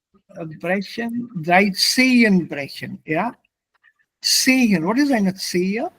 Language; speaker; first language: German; non-native, fluent; Hindi